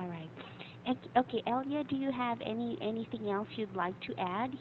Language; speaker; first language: English; non-native, fluent; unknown